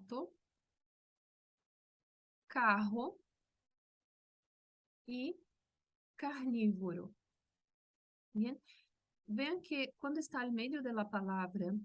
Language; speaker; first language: Spanish; non-native, fluent; Portuguese